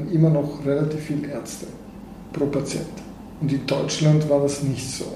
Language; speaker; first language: German; non-native, fluent; Bulgarian